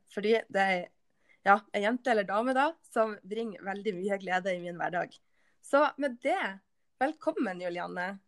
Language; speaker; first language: Norwegian; native; Norwegian